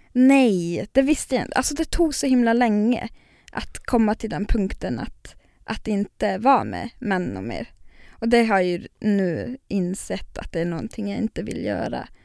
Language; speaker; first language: Swedish; non-native, local second language; Northern Sami